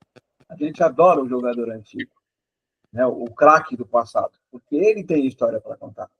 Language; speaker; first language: Portuguese; native; Portuguese